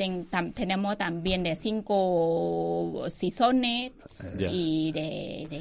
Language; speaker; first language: Spanish; non-native, learner; Thai